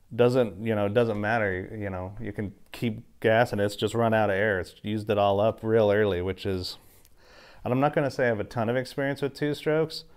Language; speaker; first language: English; native; English